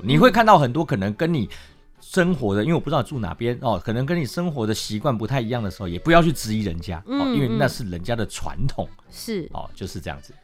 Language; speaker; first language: Chinese; native; Chinese